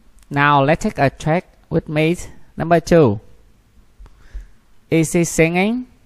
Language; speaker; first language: English; non-native, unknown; Vietnamese